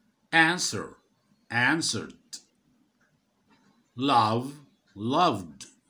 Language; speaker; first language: English; non-native, fluent; Arabic